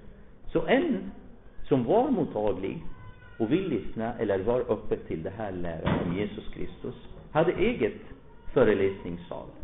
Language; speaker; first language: Swedish; non-native, fluent; Arabic